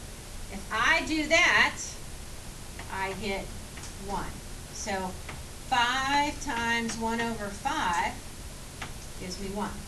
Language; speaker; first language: English; native; English